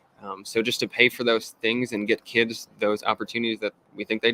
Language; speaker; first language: English; native; English